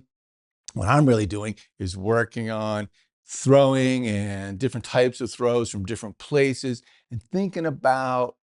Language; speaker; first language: English; native; English